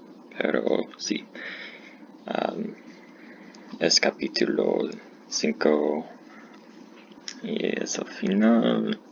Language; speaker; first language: Spanish; non-native, learner; English